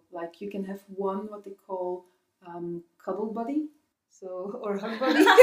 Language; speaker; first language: English; non-native, fluent; Dutch